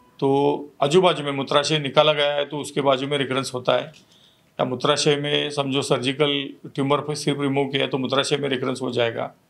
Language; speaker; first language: Hindi; non-native, local second language; Marathi